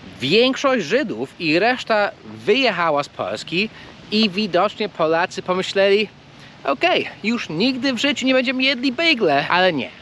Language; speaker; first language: Polish; non-native, fluent; English